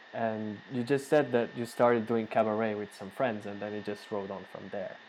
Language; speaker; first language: English; non-native, fluent; Bulgarian